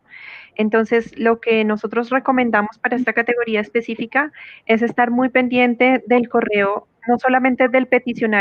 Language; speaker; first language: Spanish; native; Spanish